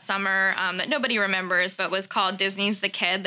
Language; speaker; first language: English; native; English